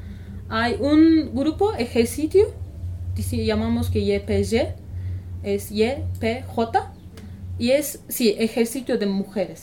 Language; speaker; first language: Spanish; non-native, learner; Kurdish